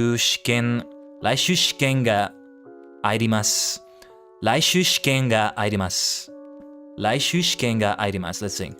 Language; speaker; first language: Japanese; non-native, learner; English